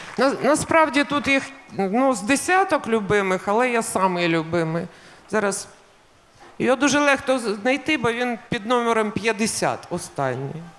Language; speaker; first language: Ukrainian; non-native, local second language; Russian